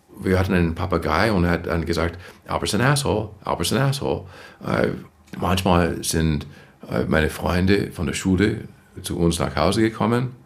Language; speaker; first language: German; non-native, fluent; English